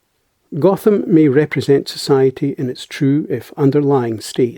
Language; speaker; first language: English; native; English